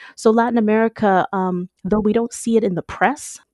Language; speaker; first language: English; native; English